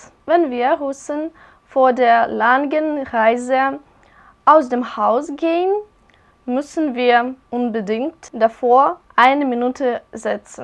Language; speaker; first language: German; non-native, learner; Russian